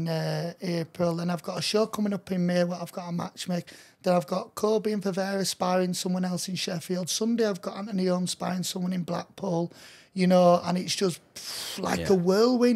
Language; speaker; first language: English; native; English